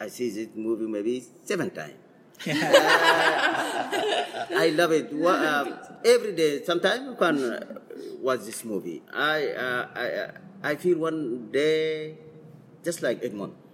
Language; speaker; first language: English; non-native, learner; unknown